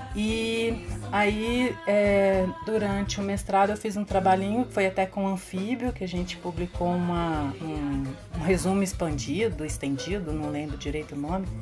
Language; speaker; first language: Portuguese; native; Portuguese